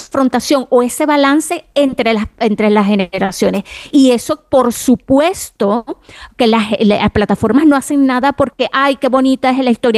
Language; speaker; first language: Spanish; native; Spanish